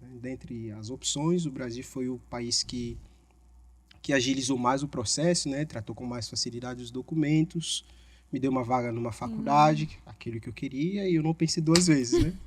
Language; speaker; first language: Portuguese; non-native, fluent; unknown